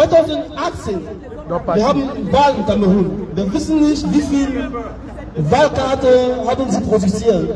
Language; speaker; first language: German; non-native, learner; French